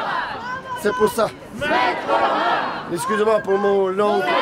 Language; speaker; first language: French; non-native, learner; Ukrainian